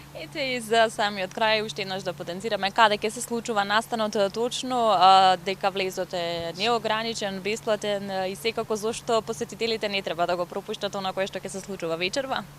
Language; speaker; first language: Macedonian; native; Macedonian